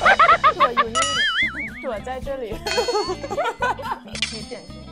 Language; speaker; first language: Chinese; non-native, fluent; Thai